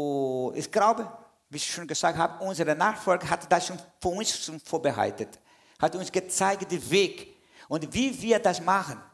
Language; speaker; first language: German; non-native, fluent; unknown